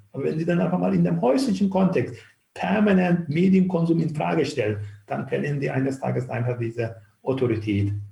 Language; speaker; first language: German; non-native, fluent; Turkish